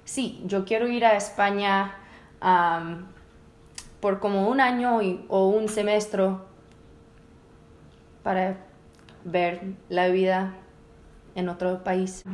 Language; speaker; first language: Spanish; early bilingual, heritage; Spanish